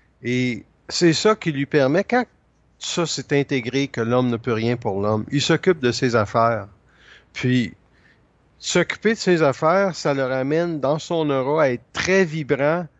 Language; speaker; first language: French; native; French